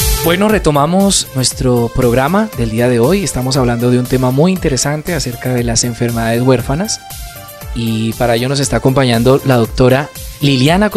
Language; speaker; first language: Spanish; native; Spanish